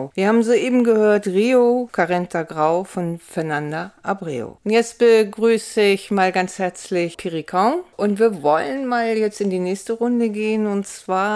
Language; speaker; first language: German; native; German